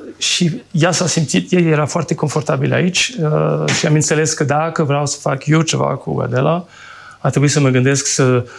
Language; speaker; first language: Romanian; non-native, fluent; French